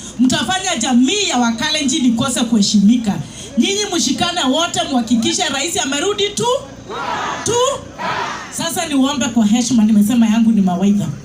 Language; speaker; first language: Swahili; non-native, local second language; Kikuyu